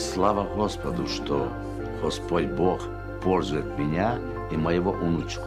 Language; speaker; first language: Russian; non-native, local second language; Romany